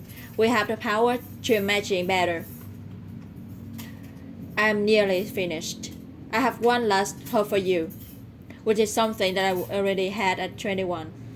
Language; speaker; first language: English; non-native, learner; Vietnamese